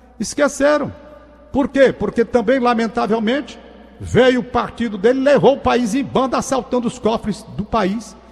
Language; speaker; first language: Portuguese; native; Portuguese